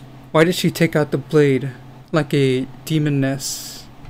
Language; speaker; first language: English; native; English